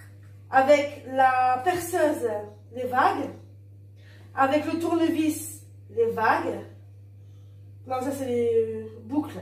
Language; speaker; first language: French; native; French